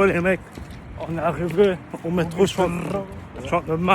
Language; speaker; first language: French; native; French